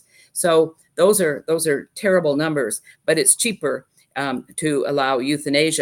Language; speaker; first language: English; native; English